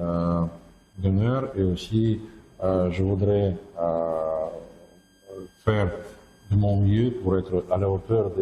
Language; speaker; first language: French; non-native, fluent; Russian